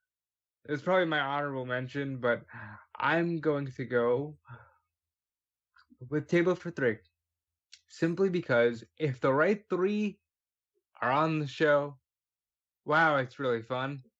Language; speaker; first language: English; native; English